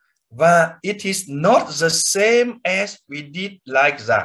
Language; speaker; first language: English; non-native, fluent; Vietnamese